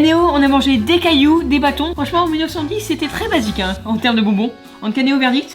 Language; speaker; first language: French; native; French